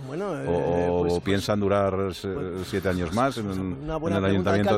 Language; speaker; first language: Spanish; native; Spanish